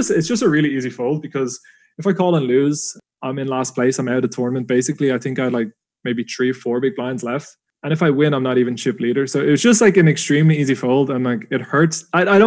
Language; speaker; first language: English; native; English